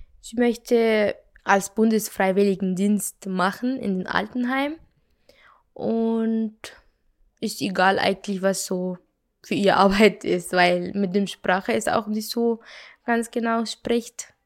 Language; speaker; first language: German; non-native, learner; Arabic